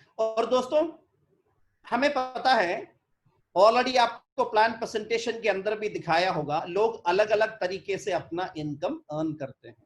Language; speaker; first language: Hindi; non-native, local second language; Malayalam